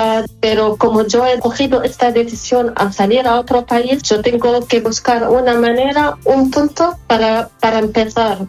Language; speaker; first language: Spanish; non-native, fluent; Arabic